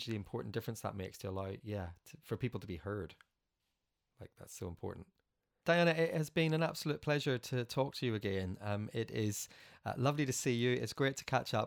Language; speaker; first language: English; native; English